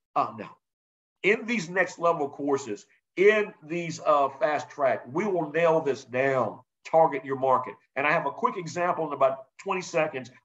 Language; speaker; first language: English; native; English